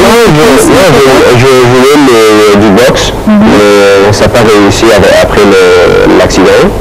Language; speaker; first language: French; non-native, fluent; Arabic